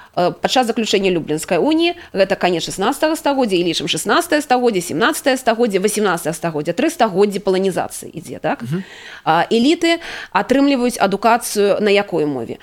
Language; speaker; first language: Belarusian; native; Belarusian